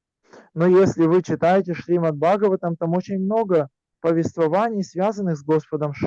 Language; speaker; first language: Russian; native; Russian